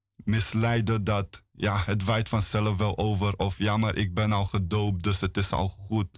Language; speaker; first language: Dutch; early bilingual, other home language; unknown